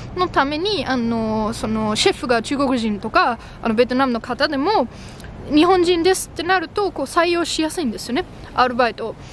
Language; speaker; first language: Japanese; non-native, fluent; German